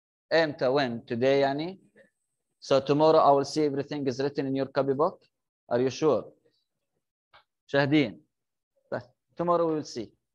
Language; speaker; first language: English; non-native, fluent; Arabic